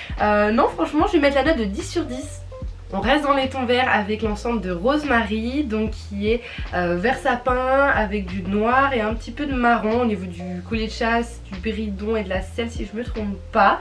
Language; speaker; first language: French; native; French